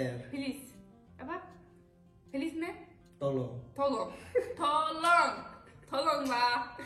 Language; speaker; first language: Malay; non-native, learner; Turkish